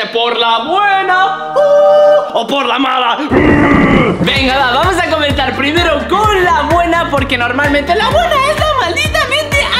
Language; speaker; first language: Spanish; native; Spanish